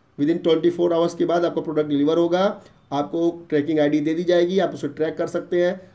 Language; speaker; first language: Hindi; native; Hindi